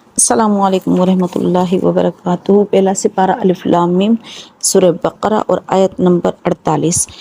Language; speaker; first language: Urdu; non-native, local second language; Sindhi